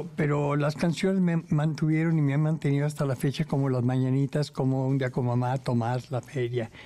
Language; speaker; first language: Spanish; native; Spanish